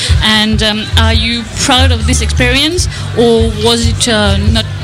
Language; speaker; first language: English; non-native, fluent; French